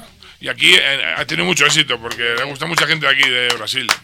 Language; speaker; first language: Spanish; native; Spanish